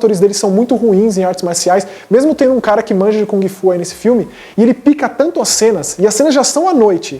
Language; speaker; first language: Portuguese; native; Portuguese